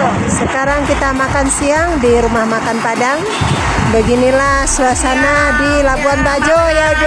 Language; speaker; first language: Indonesian; native; Indonesian